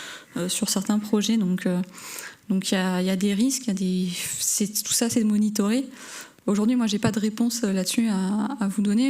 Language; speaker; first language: French; native; French